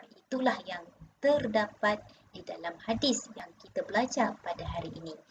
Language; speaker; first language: Malay; native; Malay